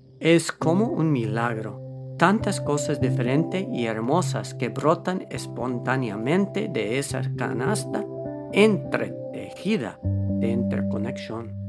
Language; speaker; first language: Spanish; non-native, fluent; English